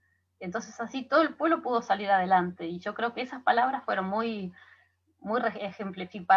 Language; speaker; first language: Spanish; native; Spanish